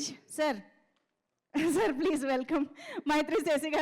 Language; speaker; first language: Telugu; native; Telugu